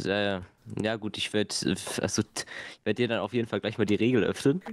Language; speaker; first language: German; native; German